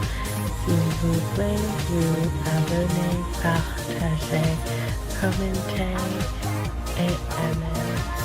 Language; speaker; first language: French; non-native, learner; English